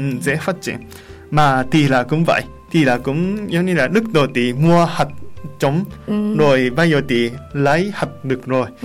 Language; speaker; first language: Vietnamese; non-native, learner; Japanese